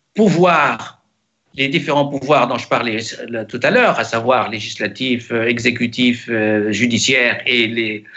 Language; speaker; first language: French; non-native, local second language; Arabic